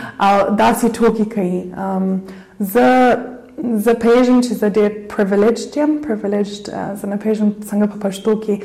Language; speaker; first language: Pashto; early bilingual, heritage; Pashto